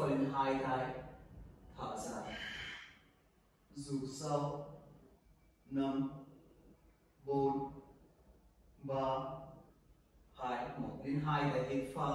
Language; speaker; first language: Vietnamese; non-native, learner; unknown